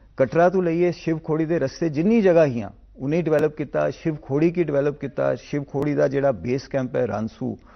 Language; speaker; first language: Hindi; non-native, local second language; Dogri